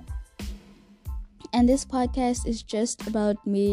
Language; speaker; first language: English; non-native, local second language; Xhosa